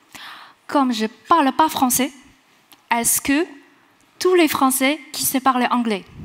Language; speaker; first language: French; non-native, fluent; Chinese